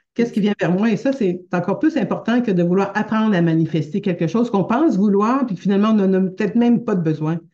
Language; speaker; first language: French; native; French